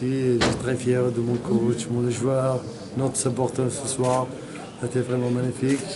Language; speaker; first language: French; non-native, fluent; Arabic